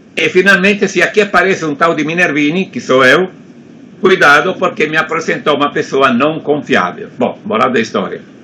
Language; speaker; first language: Portuguese; non-native, fluent; Italian